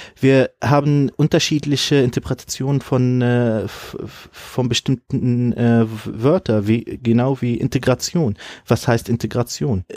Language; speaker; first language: German; non-native, fluent; Arabic